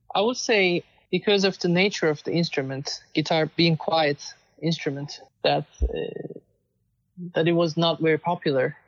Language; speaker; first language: English; non-native, fluent; Turkish